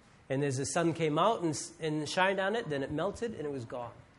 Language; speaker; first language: English; native; English